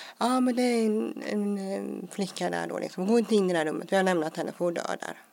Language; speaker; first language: Swedish; early bilingual, other home language; English